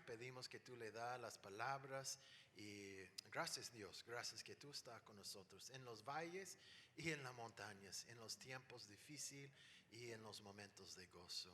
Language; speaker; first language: Spanish; non-native, fluent; English